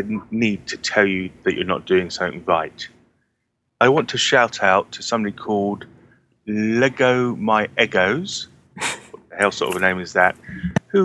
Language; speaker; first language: English; native; English